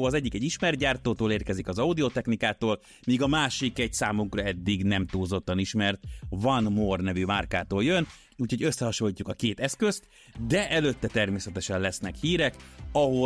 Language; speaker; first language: Hungarian; native; Hungarian